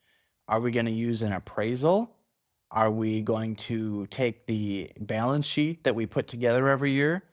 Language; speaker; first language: English; native; English